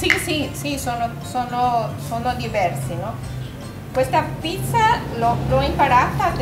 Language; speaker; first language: Italian; non-native, fluent; Spanish